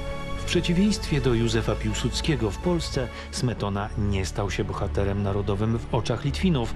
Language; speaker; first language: Polish; native; Polish